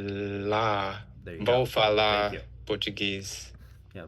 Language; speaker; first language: Portuguese; non-native, learner; English